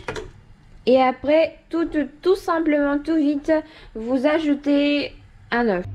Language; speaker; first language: French; non-native, fluent; Russian